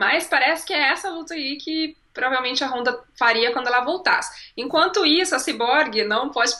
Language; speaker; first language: Portuguese; native; Portuguese